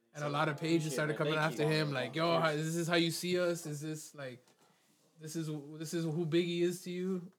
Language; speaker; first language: English; native; English